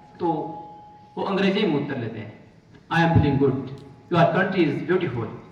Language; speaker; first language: Hindi; native; Hindi